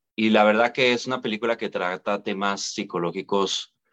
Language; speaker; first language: Spanish; native; Spanish